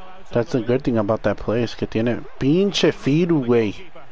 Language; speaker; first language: English; early bilingual, other home language; Spanish